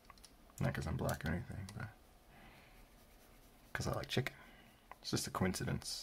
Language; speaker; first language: English; native; English